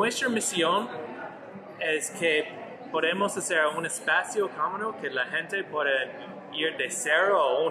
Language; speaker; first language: Spanish; non-native, learner; English